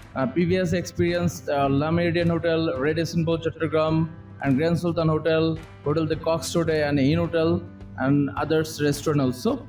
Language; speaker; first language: English; non-native, local second language; Bangla